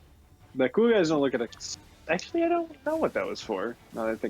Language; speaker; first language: English; native; English